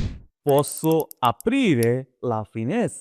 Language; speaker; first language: Italian; non-native, fluent; Bangla